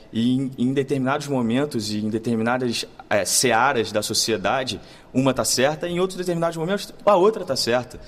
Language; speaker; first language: Portuguese; native; Portuguese